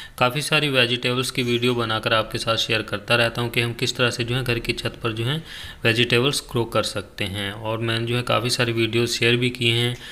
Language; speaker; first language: Hindi; native; Hindi